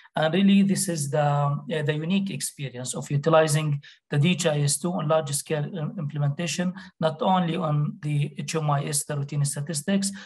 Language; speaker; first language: English; non-native, fluent; Arabic